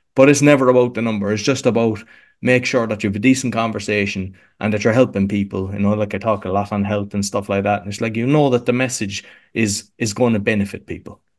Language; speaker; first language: English; native; English